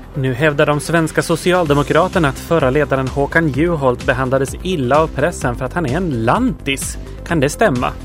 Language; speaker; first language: Swedish; native; Swedish